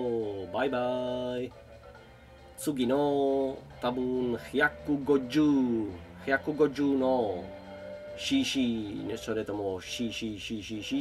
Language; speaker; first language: Japanese; non-native, learner; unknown